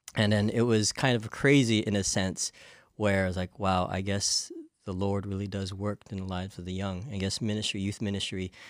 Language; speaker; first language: English; native; English